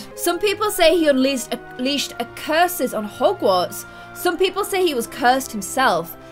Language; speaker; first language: English; native; English